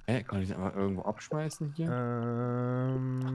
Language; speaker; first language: German; native; German